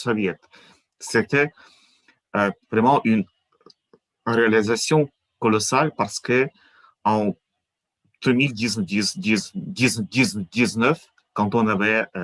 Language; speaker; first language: French; non-native, fluent; Ukrainian